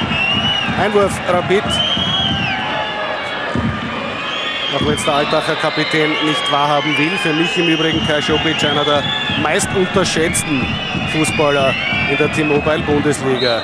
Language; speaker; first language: German; native; German